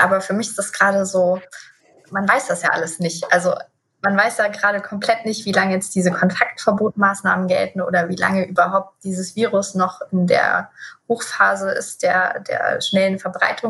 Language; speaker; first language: German; native; German